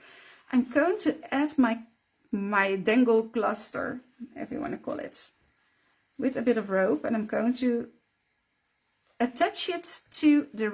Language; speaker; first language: English; non-native, fluent; Dutch